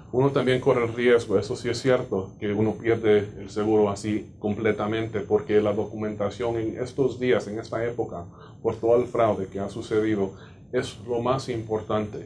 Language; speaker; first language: Spanish; native; Spanish